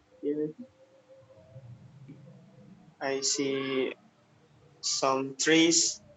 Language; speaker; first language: English; non-native, learner; Indonesian